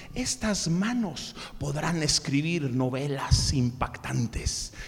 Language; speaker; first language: Spanish; early bilingual, other home language; English